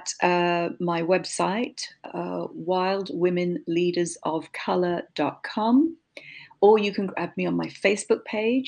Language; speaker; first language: English; native; English